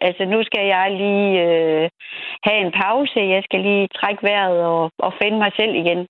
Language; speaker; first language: Danish; native; Danish